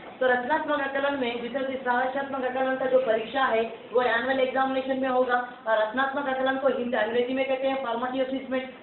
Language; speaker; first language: Hindi; non-native, local second language; Urdu